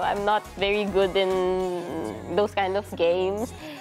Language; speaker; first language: English; non-native, local second language; Filipino